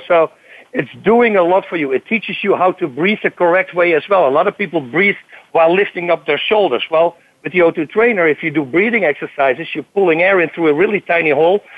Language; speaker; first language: English; non-native, fluent; Dutch